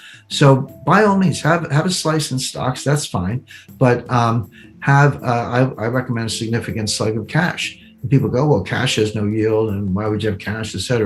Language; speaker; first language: English; native; English